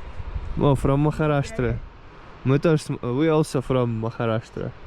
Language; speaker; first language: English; non-native, learner; Russian